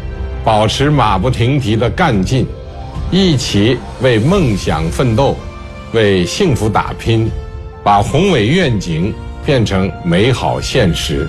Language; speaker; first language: Chinese; native; Chinese